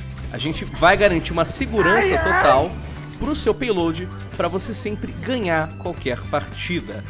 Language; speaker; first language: Portuguese; native; Portuguese